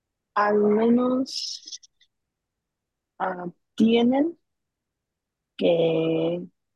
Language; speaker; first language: Spanish; non-native, learner; Chinese